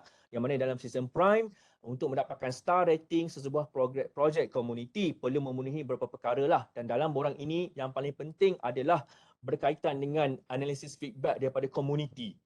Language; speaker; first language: Malay; native; Malay